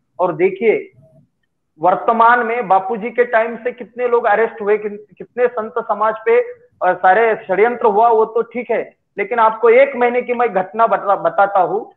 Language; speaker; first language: Hindi; non-native, local second language; Marathi